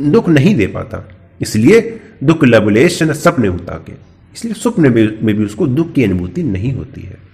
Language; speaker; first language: Hindi; native; Hindi